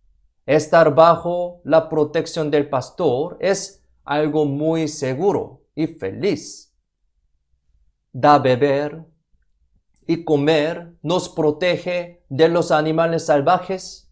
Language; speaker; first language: Spanish; non-native, fluent; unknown